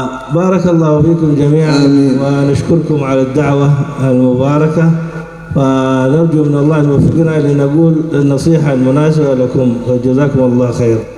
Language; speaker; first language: Arabic; native; Arabic